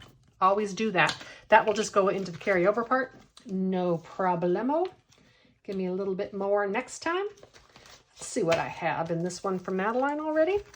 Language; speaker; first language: English; native; English